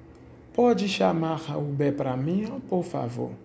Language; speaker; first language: Portuguese; non-native, fluent; Haitian Creole